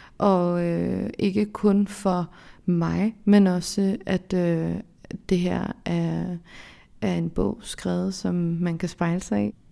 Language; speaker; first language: Danish; early bilingual, other home language; Central Kurdish